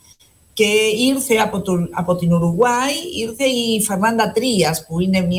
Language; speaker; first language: Greek; non-native, fluent; Spanish